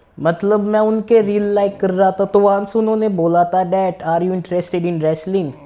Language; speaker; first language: Hindi; early bilingual, other home language; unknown